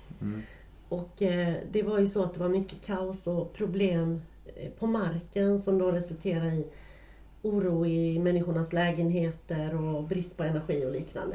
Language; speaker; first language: Swedish; native; Swedish